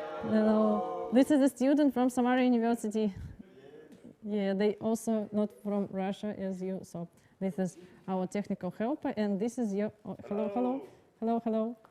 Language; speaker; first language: English; non-native, learner; Russian